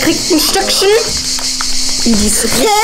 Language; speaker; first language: German; native; German